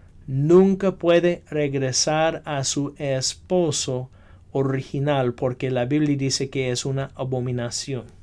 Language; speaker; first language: Spanish; non-native, fluent; English